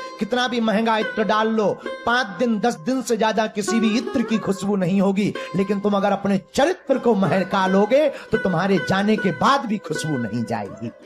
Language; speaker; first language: Hindi; native; Hindi